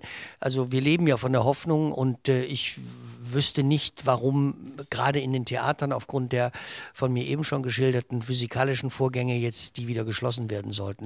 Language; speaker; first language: German; native; German